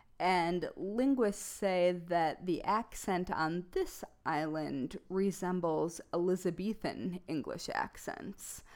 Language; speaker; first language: English; native; English